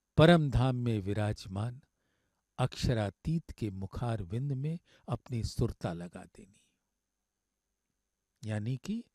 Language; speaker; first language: Hindi; native; Hindi